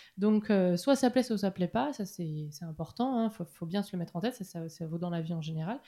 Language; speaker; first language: French; native; French